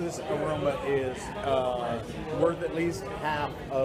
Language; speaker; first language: English; native; English